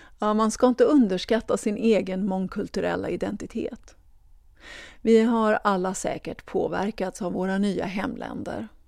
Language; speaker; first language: Swedish; native; Swedish